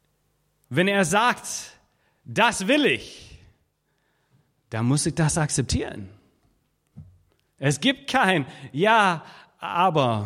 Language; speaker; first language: German; non-native, fluent; English